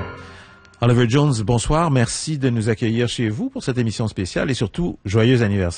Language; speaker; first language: French; native; French